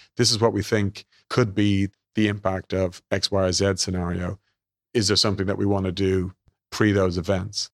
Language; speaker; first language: English; native; English